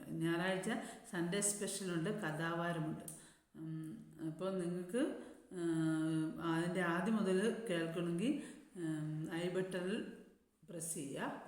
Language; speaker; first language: Malayalam; native; Malayalam